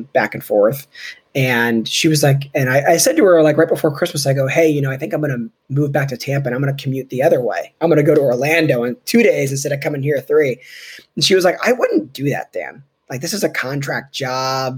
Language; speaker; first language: English; native; English